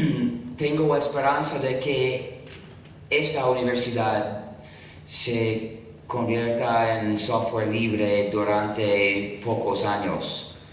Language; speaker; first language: Spanish; non-native, fluent; English